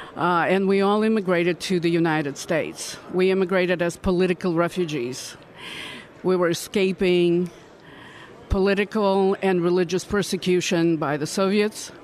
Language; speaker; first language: English; non-native, fluent; Russian